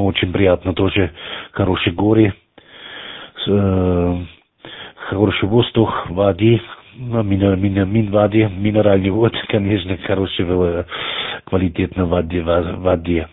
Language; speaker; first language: Russian; non-native, learner; German